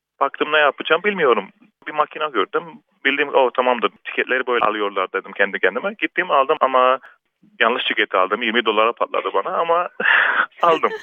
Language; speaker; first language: Turkish; early bilingual, heritage; Turkish